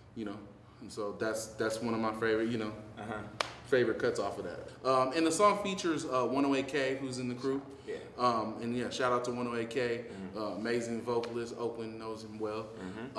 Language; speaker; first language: English; native; English